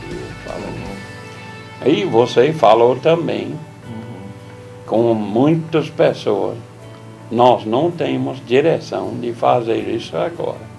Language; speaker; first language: Portuguese; non-native, fluent; English